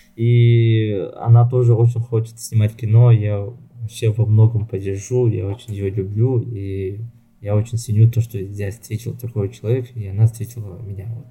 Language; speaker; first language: Russian; non-native, local second language; Yakut